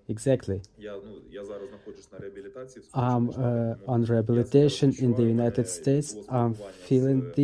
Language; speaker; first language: English; non-native, fluent; Russian